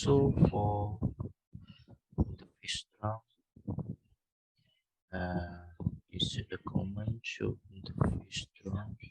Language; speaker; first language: English; non-native, local second language; Malay